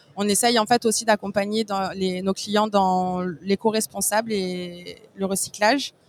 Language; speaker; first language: French; native; French